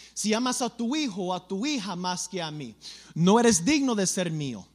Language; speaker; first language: Spanish; early bilingual, other home language; English